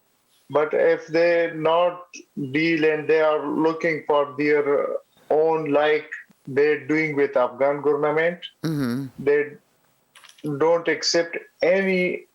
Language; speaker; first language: English; non-native, learner; Pashto